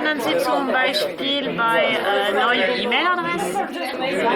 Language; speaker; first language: German; non-native, learner; French